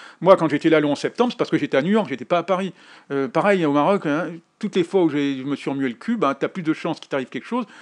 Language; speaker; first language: French; native; French